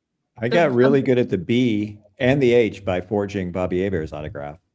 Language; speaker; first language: English; native; English